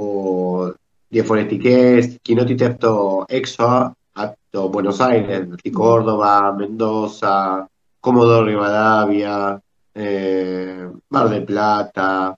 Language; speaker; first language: Greek; early bilingual, heritage; Spanish